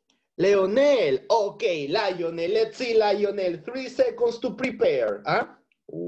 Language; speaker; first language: English; non-native, fluent; Spanish